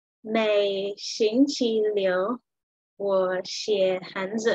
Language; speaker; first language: Chinese; non-native, learner; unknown